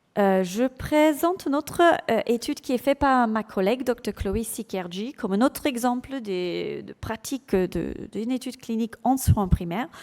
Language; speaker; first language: French; non-native, fluent; English